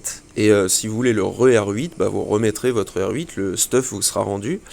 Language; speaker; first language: French; native; French